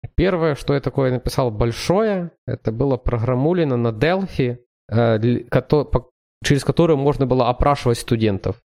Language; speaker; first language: Russian; native; Russian